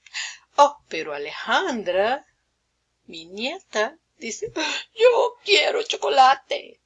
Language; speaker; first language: Spanish; non-native, fluent; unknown